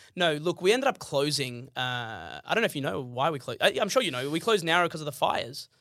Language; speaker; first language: English; early bilingual, other home language; Arabic